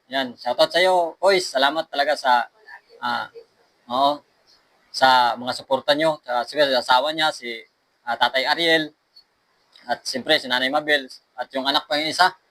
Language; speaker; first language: Filipino; non-native, local second language; Aklanon